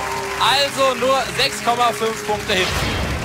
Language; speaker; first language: German; native; German